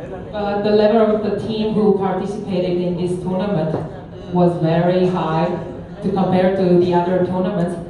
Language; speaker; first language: English; non-native, fluent; Korean